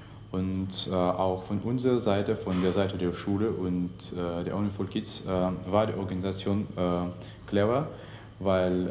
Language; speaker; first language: German; non-native, fluent; Russian